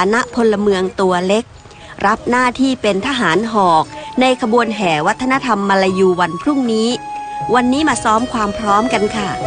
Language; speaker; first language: Thai; native; Thai